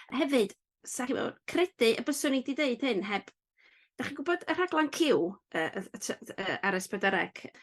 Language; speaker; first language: Welsh; native; Welsh